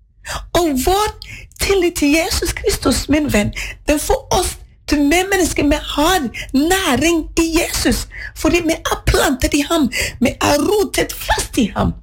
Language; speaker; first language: Norwegian; non-native, fluent; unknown